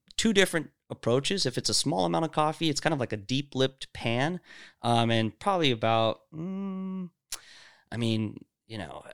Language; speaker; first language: English; native; English